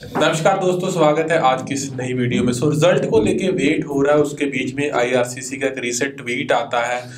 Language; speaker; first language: Hindi; non-native, local second language; Punjabi